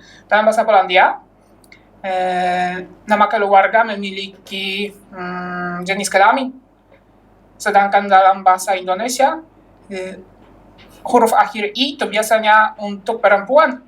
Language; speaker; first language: Indonesian; non-native, fluent; Polish